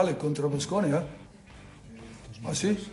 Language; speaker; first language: Spanish; non-native, learner; Serbian